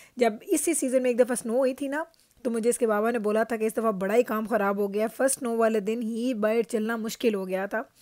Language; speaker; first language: Urdu; native; Urdu